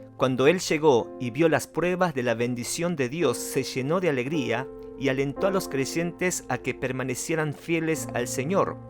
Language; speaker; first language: Spanish; non-native, fluent; Korean